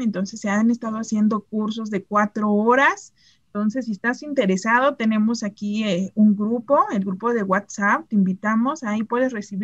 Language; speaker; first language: Spanish; native; Spanish